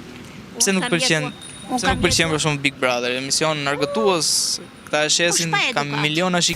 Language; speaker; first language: Albanian; native; Albanian